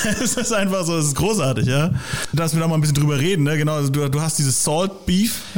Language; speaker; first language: German; native; German